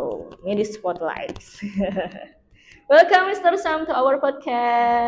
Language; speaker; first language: English; non-native, learner; Indonesian